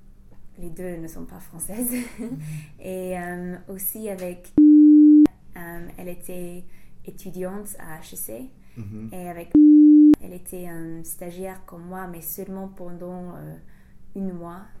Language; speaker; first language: French; non-native, fluent; English